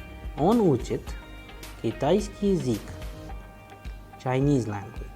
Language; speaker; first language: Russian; non-native, fluent; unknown